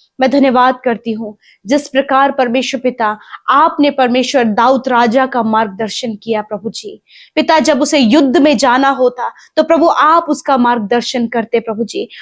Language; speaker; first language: Hindi; native; Hindi